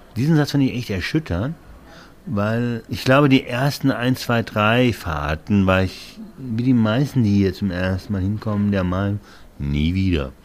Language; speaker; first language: German; native; German